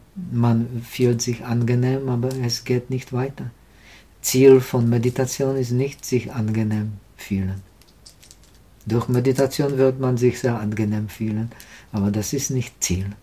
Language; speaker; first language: German; non-native, learner; Czech